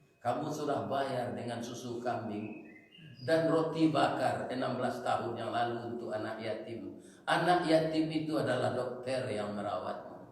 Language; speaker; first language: Malay; non-native, local second language; Minangkabau